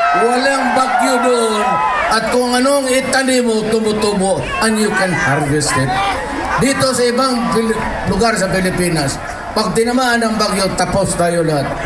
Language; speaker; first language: Filipino; non-native, local second language; Cebuano